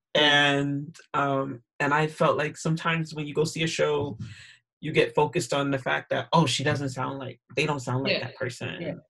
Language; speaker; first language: English; native; English